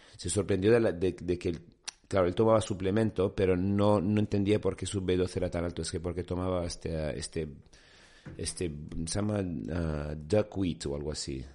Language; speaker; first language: Spanish; non-native, fluent; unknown